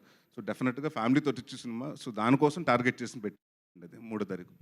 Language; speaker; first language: Telugu; native; Telugu